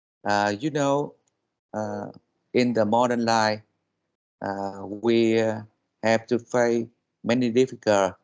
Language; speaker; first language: English; non-native, learner; Vietnamese